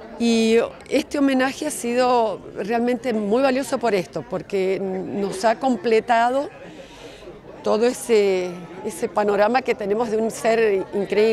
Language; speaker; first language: Spanish; native; Spanish